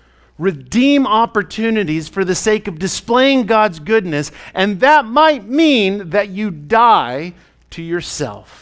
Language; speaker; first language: English; native; English